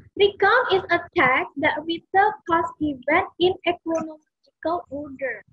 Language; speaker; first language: English; non-native, fluent; Indonesian